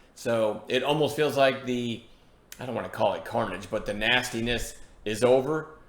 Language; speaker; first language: English; native; English